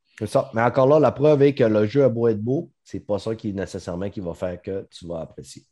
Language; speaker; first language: French; native; French